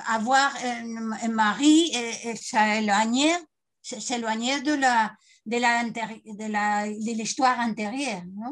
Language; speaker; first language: French; non-native, learner; Spanish